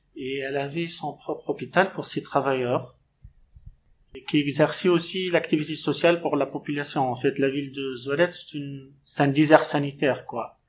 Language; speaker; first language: French; non-native, local second language; Arabic